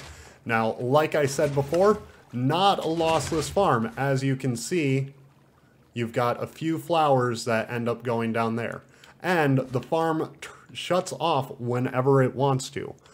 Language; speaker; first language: English; native; English